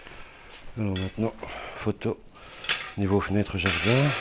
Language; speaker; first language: French; native; French